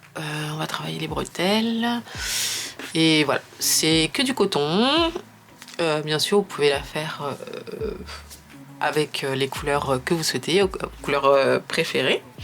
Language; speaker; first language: French; native; French